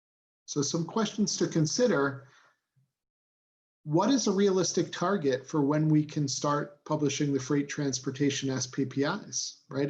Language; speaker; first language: English; non-native, fluent; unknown